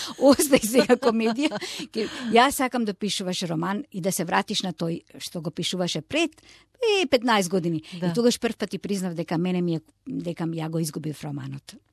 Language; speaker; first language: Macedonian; non-native, local second language; Turkish